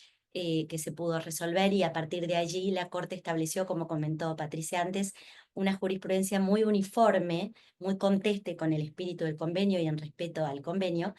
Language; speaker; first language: Spanish; native; Spanish